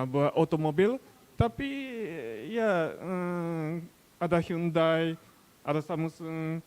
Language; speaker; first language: Indonesian; non-native, learner; Japanese